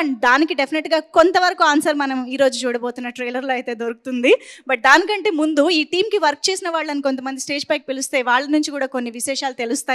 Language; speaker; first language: Telugu; native; Telugu